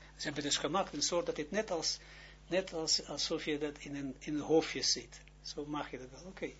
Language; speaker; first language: Dutch; non-native, fluent; Hebrew